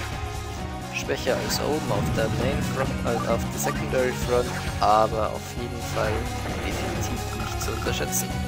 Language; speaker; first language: German; native; German